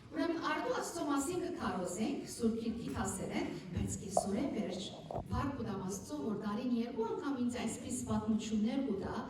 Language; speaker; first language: Armenian; early bilingual, heritage; Armenian